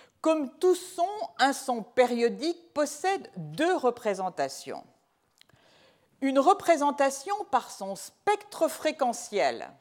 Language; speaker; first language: French; native; French